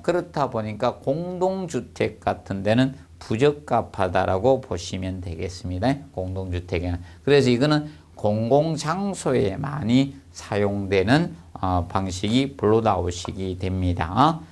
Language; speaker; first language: Korean; native; Korean